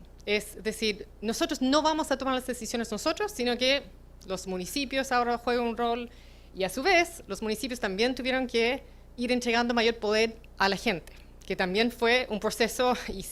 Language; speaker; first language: Spanish; native; Spanish